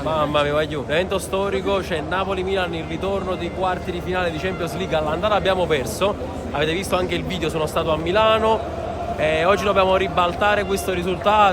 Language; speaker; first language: Italian; native; Italian